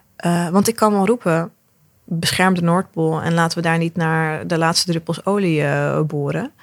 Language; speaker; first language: Dutch; early bilingual, other home language; Arabic